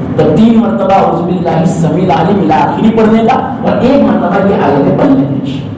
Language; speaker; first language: Urdu; non-native, local second language; Gujarati